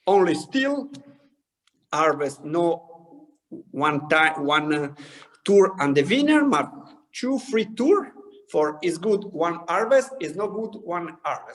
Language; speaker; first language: English; non-native, learner; Italian